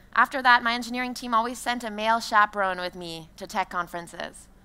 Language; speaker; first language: English; non-native, fluent; French